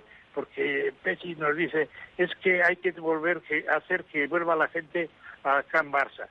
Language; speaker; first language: Spanish; native; Spanish